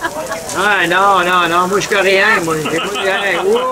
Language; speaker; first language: French; native; French